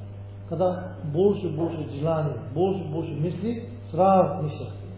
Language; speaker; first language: Russian; non-native, learner; Tibetan